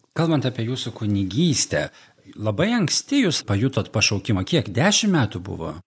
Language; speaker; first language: Lithuanian; native; Lithuanian